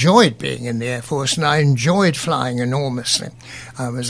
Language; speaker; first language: English; native; English